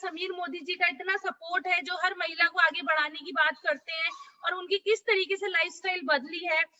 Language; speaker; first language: Hindi; native; Hindi